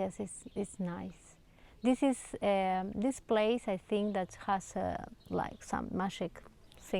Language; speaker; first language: English; non-native, learner; Spanish